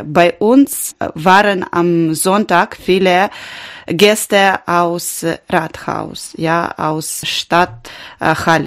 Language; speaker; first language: German; non-native, learner; Ukrainian